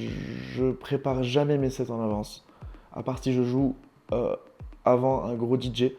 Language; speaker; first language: French; non-native, local second language; Arabic